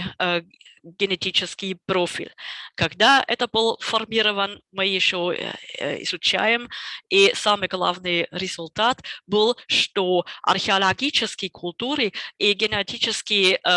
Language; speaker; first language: Russian; non-native, fluent; German